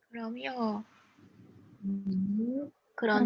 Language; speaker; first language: Korean; non-native, learner; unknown